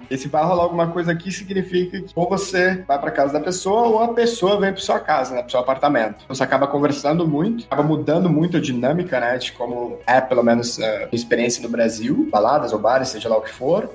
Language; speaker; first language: Portuguese; native; Portuguese